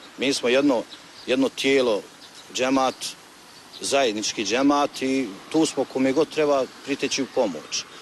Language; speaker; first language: Bosnian; native; Bosnian